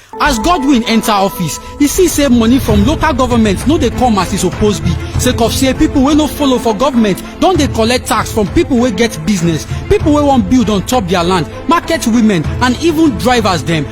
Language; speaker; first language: Nigerian Pidgin; native; Nigerian Pidgin